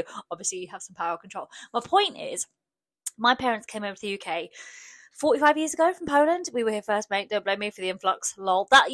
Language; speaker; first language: English; early bilingual, other home language; Polish